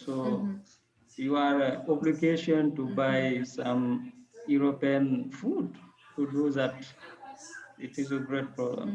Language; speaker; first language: English; non-native, learner; French